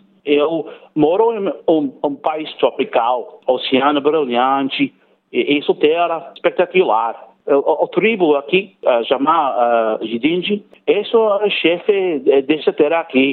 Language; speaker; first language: Portuguese; non-native, learner; English